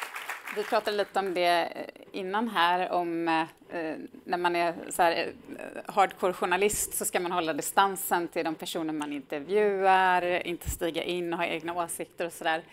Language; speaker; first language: Swedish; native; Swedish